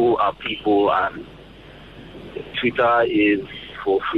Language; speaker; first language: English; non-native, local second language; Yoruba